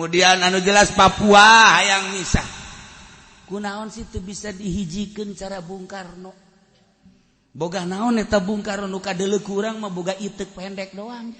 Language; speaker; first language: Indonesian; non-native, local second language; Sundanese